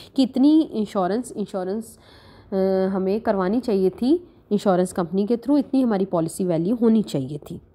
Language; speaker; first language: Hindi; non-native, local second language; Punjabi